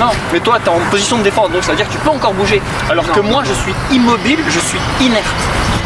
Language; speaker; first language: French; native; French